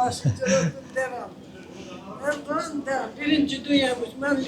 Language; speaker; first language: Turkish; non-native, learner; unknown